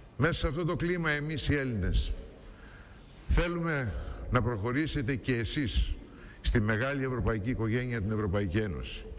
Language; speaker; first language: Greek; native; Greek